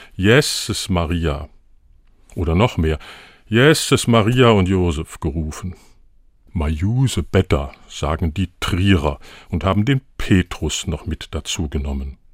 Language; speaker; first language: German; native; German